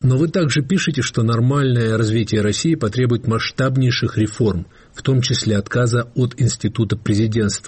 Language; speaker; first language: Russian; native; Russian